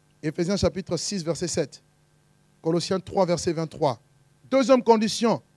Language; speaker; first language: French; non-native, local second language; Lingala